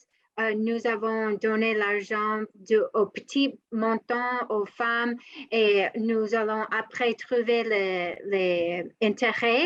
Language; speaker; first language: French; non-native, learner; English